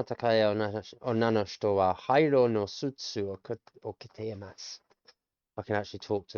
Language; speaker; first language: Japanese; non-native, learner; English